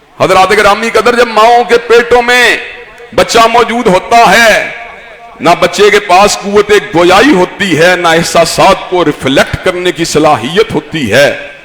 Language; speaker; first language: Urdu; non-native, local second language; Punjabi